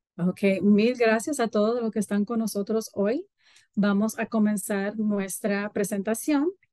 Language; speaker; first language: Spanish; early bilingual, heritage; Spanish